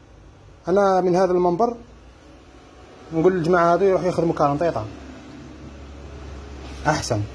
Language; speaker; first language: Arabic; native; Arabic